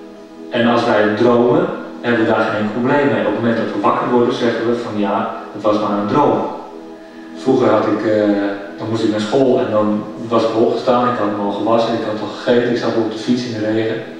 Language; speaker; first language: Dutch; native; Dutch